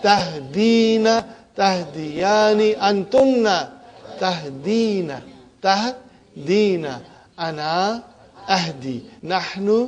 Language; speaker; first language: Arabic; non-native, fluent; Urdu